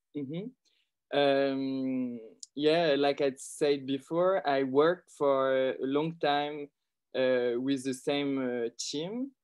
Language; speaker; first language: English; non-native, learner; French